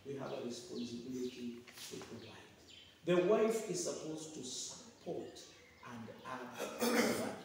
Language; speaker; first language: English; non-native, local second language; Swahili